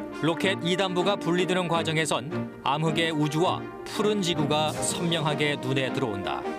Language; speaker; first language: Korean; native; Korean